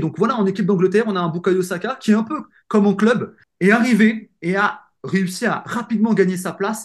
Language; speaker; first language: French; native; French